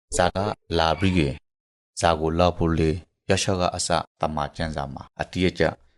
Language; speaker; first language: Burmese; native; Burmese